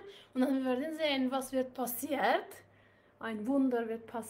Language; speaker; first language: German; non-native, learner; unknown